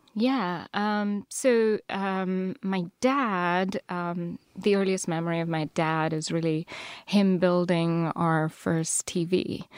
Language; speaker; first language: English; non-native, local second language; Telugu